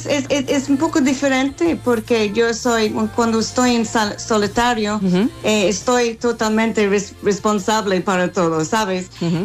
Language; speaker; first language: Spanish; non-native, learner; English